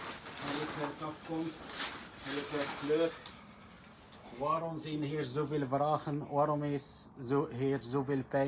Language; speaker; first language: Dutch; non-native, learner; Arabic